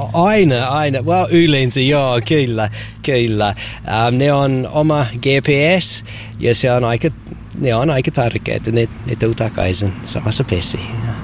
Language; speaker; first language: Finnish; non-native, learner; English